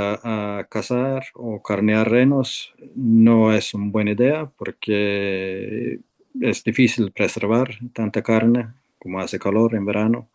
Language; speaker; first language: Spanish; non-native, fluent; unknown